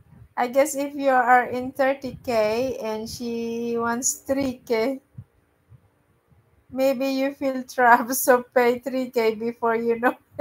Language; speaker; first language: English; non-native, local second language; Filipino